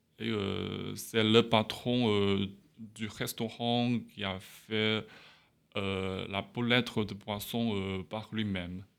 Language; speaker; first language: French; non-native, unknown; Chinese